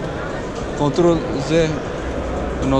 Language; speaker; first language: English; non-native, learner; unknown